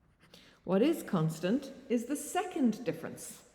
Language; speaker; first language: English; native; English